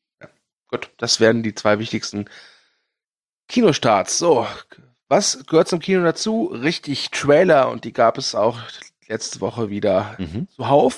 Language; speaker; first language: German; native; German